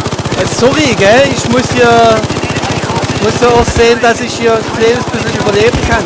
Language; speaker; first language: German; native; German